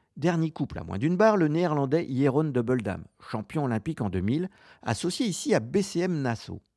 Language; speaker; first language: French; native; French